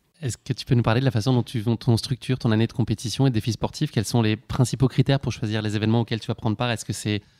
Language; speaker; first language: French; native; French